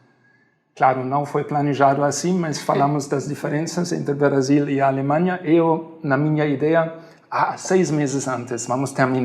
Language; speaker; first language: Portuguese; non-native, fluent; German